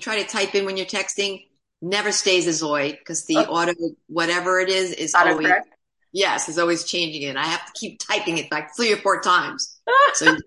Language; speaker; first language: English; native; English